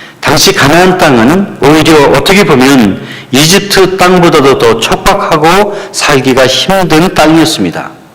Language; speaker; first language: Korean; native; Korean